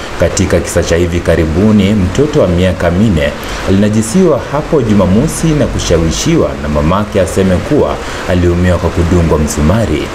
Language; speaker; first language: Swahili; non-native, local second language; Gusii